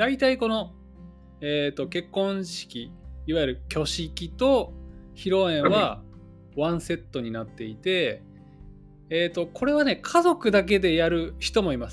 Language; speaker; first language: Japanese; native; Japanese